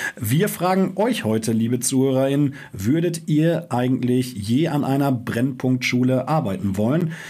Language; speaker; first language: German; native; German